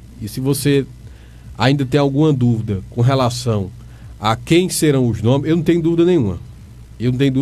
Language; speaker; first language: Portuguese; native; Portuguese